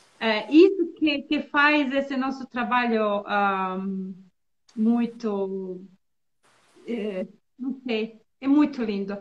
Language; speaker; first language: Portuguese; non-native, learner; Bosnian